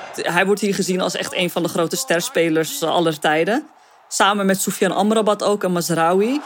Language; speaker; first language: Dutch; early bilingual, other home language; Arabic